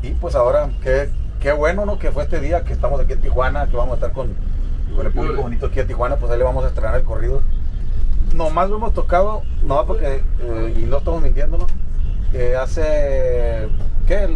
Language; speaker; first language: Spanish; native; Spanish